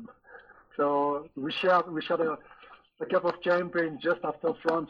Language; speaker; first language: English; non-native, fluent; French